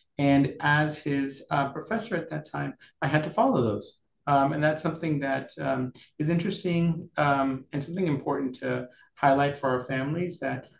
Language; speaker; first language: English; native; English